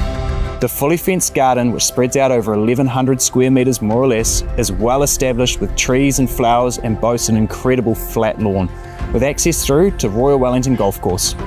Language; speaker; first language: English; native; English